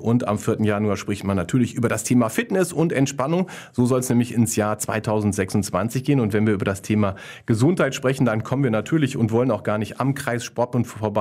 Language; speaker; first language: German; native; German